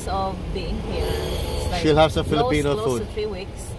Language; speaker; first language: English; non-native, local second language; Bikol